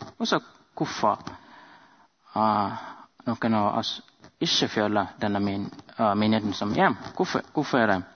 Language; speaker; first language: Norwegian; non-native, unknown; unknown